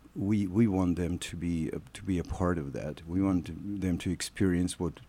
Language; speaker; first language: English; non-native, fluent; Russian